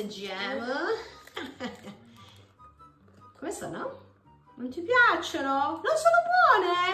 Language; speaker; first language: Italian; native; Italian